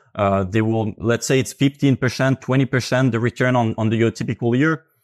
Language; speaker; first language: English; non-native, fluent; Finnish